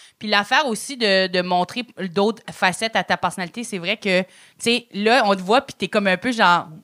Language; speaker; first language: French; native; French